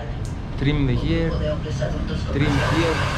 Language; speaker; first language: Spanish; non-native, learner; Greek